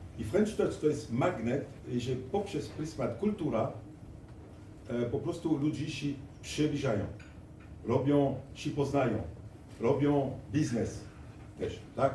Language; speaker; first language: Polish; non-native, fluent; French